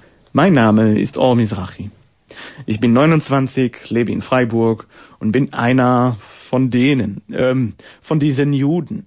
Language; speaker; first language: German; non-native, fluent; Hebrew